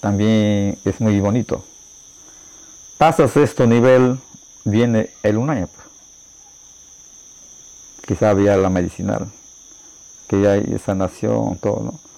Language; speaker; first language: Spanish; non-native, local second language; Shipibo-Conibo